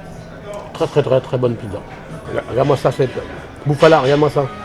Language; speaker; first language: French; native; French